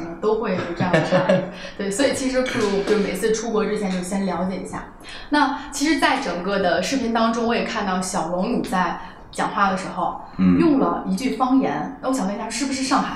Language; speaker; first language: Chinese; native; Chinese